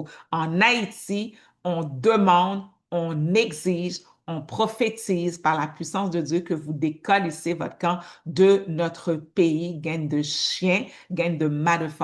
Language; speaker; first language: French; native; French